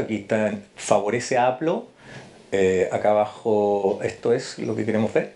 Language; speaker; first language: Spanish; native; Spanish